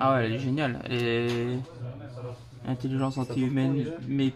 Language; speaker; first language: French; native; French